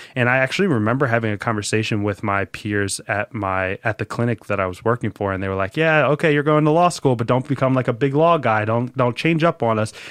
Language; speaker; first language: English; native; English